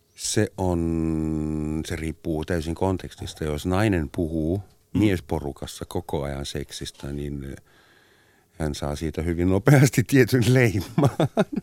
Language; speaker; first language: Finnish; non-native, fluent; German